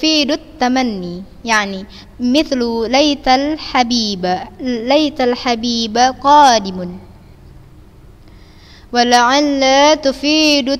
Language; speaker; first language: Arabic; non-native, fluent; Indonesian